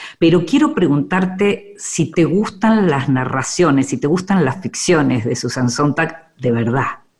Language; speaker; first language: Spanish; native; Spanish